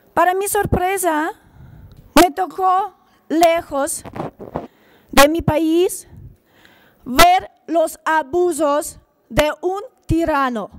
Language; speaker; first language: Spanish; non-native, fluent; Ukrainian